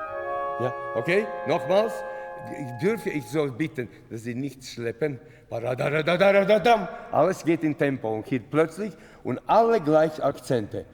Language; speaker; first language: German; non-native, fluent; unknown